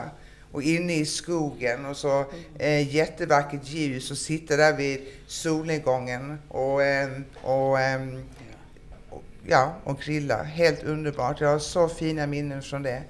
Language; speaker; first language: Swedish; native; Swedish